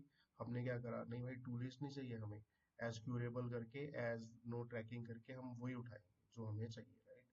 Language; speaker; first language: Hindi; non-native, local second language; Punjabi